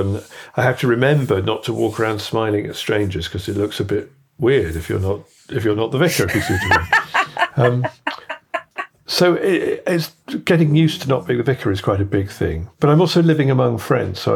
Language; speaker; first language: English; native; English